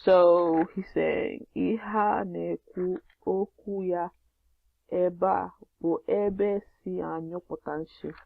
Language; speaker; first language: Igbo; non-native, learner; English